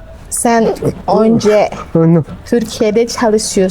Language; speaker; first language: Turkish; non-native, learner; Indonesian